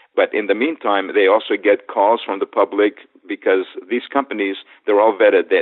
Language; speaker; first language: English; native; English